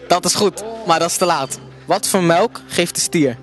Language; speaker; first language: Dutch; native; Dutch